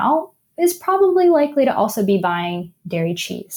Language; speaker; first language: English; native; English